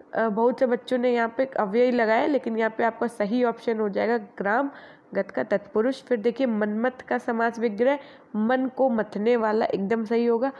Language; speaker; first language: Hindi; native; Hindi